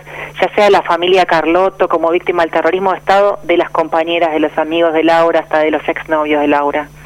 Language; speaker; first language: Spanish; native; Spanish